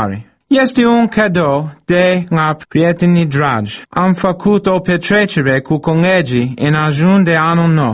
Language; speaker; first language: Romanian; non-native, fluent; English